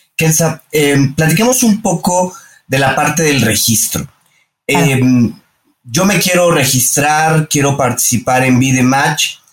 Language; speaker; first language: Spanish; native; Spanish